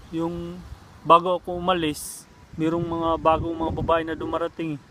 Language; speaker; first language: Filipino; non-native, local second language; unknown